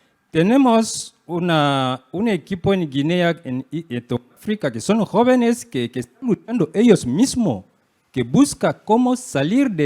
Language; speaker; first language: Spanish; non-native, fluent; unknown